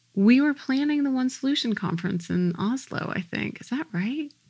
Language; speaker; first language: English; native; English